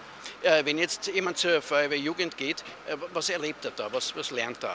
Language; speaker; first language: German; native; German